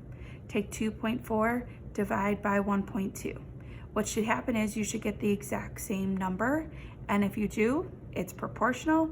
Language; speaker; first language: English; native; English